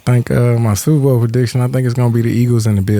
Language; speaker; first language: English; native; English